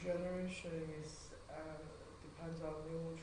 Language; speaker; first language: English; non-native, learner; Chinese